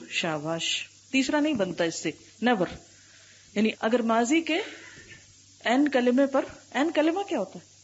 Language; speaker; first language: Urdu; native; Urdu